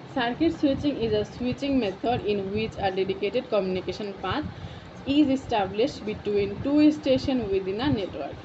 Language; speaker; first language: English; non-native, local second language; Bangla